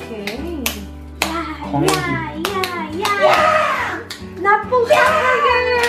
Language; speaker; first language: Korean; non-native, learner; Spanish